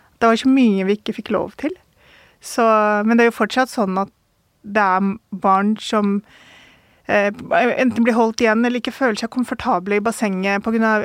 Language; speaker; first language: Norwegian; early bilingual, other home language; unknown